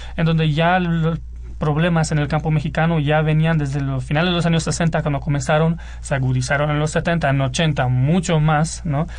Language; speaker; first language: Spanish; non-native, fluent; Romanian